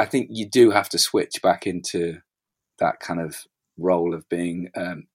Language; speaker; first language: English; native; English